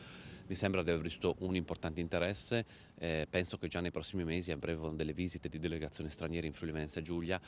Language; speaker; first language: Italian; native; Italian